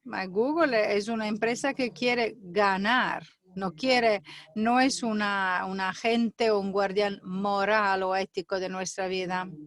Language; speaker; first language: Spanish; non-native, fluent; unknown